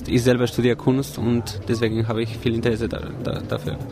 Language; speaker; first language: German; non-native, learner; Spanish